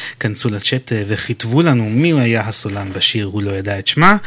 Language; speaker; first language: Hebrew; native; Hebrew